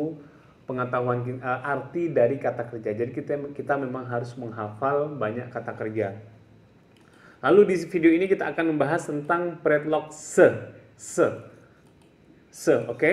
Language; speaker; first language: Indonesian; non-native, local second language; Javanese